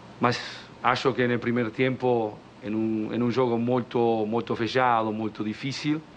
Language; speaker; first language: Portuguese; non-native, learner; Spanish